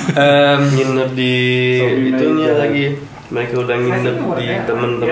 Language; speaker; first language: Indonesian; early bilingual, heritage; Indonesian